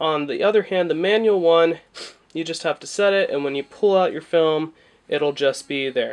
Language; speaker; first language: English; native; English